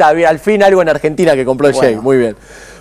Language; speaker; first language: Spanish; native; Spanish